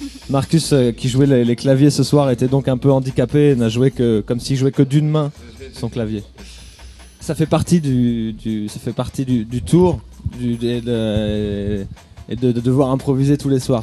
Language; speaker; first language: French; native; French